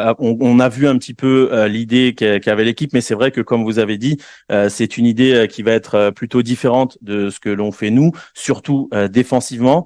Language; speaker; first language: French; non-native, fluent; Spanish